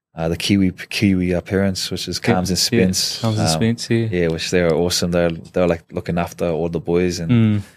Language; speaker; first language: English; native; English